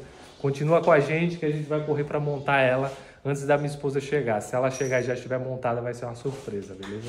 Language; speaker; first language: Portuguese; native; Portuguese